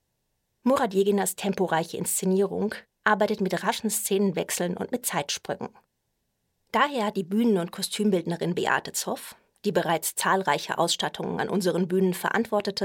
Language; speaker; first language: German; native; German